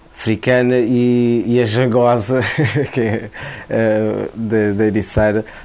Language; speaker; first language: Portuguese; native; Portuguese